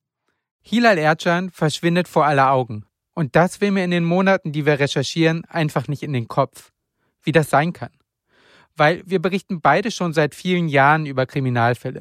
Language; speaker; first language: German; native; German